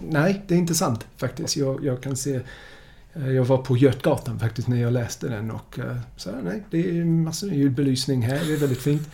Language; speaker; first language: Swedish; non-native, fluent; English